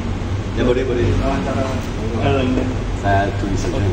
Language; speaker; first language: Indonesian; non-native, fluent; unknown